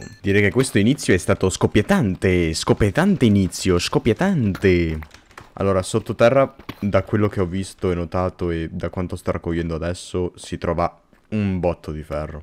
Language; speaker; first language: Italian; native; Italian